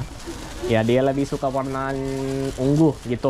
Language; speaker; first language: Indonesian; non-native, learner; English